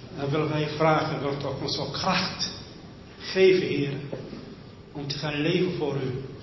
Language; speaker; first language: Dutch; non-native, fluent; French